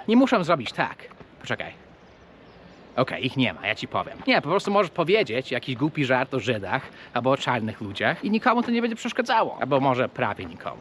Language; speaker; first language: Polish; early bilingual, heritage; English